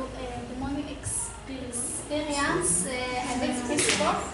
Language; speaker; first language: French; non-native, learner; Arabic